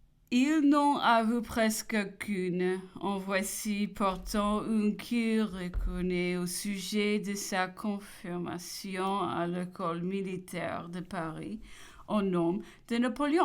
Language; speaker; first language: French; non-native, learner; English